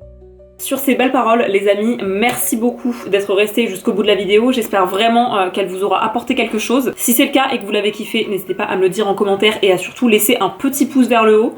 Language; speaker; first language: French; native; French